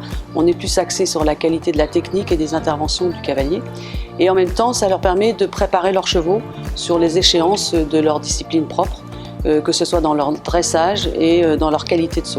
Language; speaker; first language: French; native; French